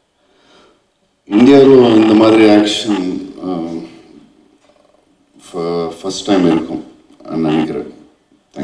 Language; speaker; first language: Tamil; non-native, learner; Telugu